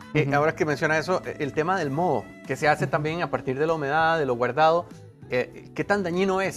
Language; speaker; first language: Spanish; native; Spanish